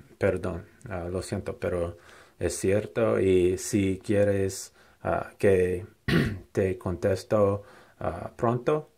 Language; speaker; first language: Spanish; non-native, learner; English